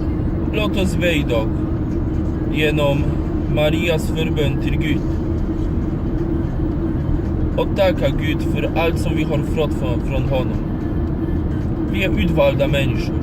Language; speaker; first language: Swedish; non-native, learner; Polish